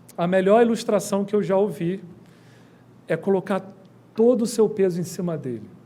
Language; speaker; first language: Portuguese; native; Portuguese